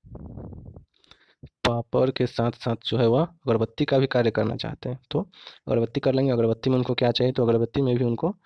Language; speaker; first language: Hindi; native; Hindi